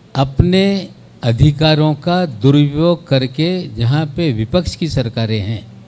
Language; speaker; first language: Hindi; non-native, local second language; Marathi